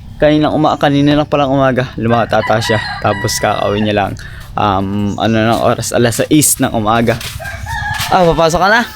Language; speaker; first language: Filipino; native; Filipino